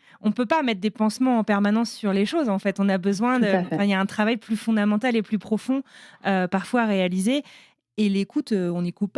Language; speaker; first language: French; native; French